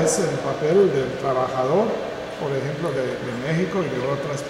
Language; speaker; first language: Spanish; non-native, fluent; English